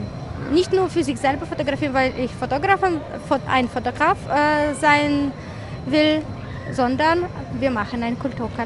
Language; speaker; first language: German; non-native, fluent; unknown